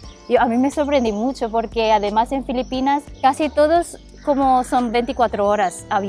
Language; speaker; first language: Spanish; non-native, fluent; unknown